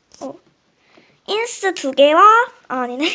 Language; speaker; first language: Korean; native; Korean